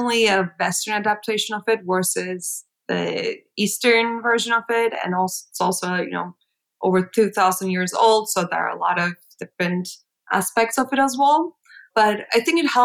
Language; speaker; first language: English; non-native, fluent; Turkish